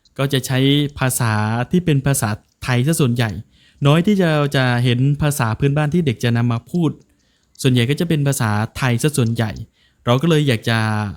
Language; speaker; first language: Thai; non-native, local second language; Northern Khmer